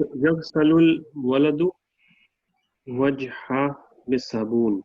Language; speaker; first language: Arabic; non-native, learner; Urdu